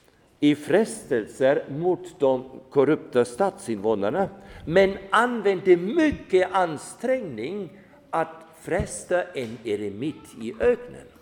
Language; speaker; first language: Swedish; non-native, fluent; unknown